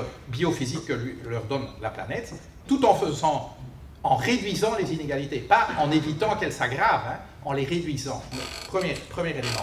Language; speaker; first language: French; native; French